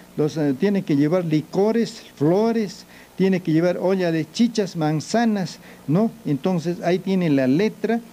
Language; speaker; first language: Spanish; native; Spanish